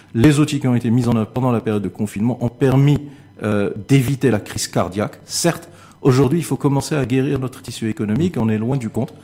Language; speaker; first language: French; non-native, local second language; Arabic